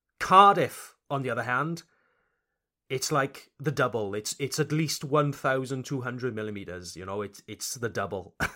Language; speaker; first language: English; native; English